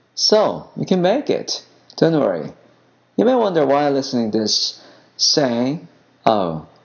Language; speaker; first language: English; non-native, fluent; Korean